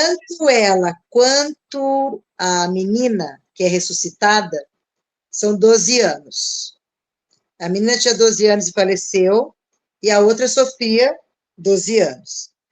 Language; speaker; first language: Portuguese; native; Portuguese